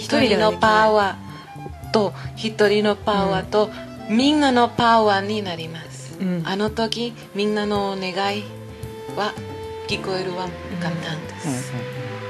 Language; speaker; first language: Japanese; non-native, learner; Spanish